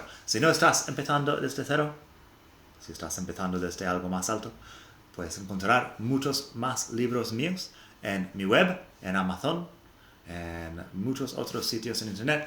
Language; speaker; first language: Spanish; non-native, fluent; English